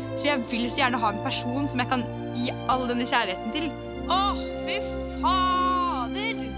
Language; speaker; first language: Norwegian; native; Norwegian